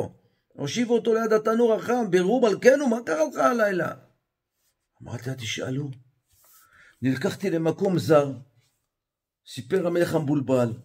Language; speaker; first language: Hebrew; native; Hebrew